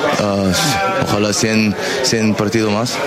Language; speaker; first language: Spanish; non-native, learner; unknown